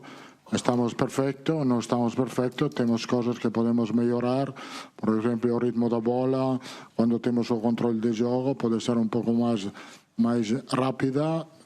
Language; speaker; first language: Spanish; non-native, fluent; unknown